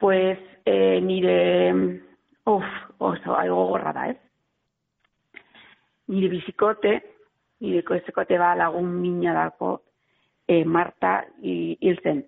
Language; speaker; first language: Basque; non-native, local second language; Spanish